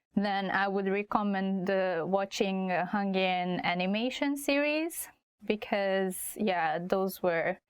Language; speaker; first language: English; non-native, fluent; Hungarian